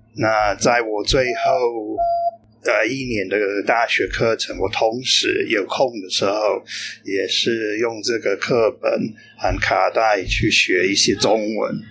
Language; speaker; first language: Chinese; non-native, fluent; English